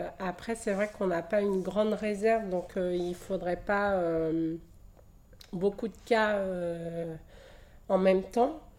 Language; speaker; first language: French; native; French